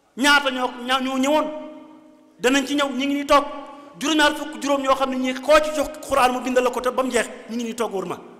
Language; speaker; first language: Wolof; native; Wolof